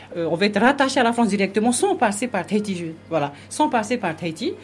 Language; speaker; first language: French; native; French